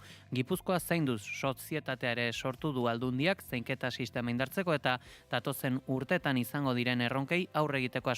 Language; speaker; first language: Basque; native; Basque